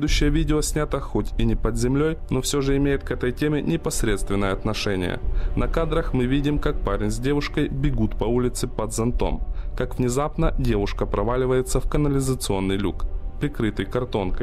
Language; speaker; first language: Russian; native; Russian